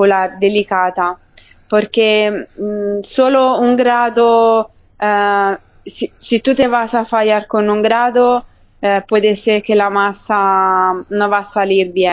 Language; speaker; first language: Spanish; non-native, fluent; Italian